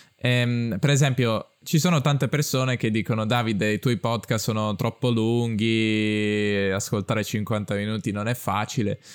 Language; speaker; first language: Italian; native; Italian